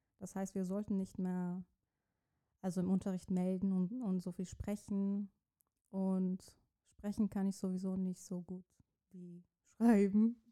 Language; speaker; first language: German; non-native, fluent; Persian